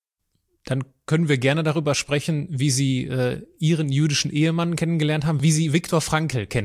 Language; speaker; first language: German; native; German